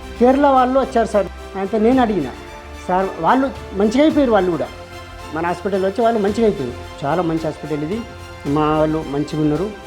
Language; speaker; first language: Telugu; non-native, local second language; Lambadi